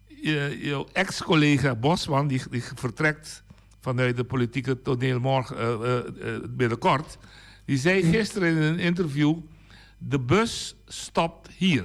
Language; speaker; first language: Dutch; non-native, local second language; Papiamento